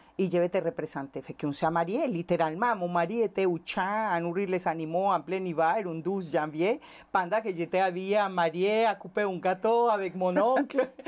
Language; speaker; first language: French; non-native, fluent; Spanish